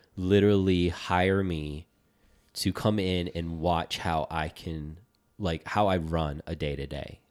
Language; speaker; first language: English; native; English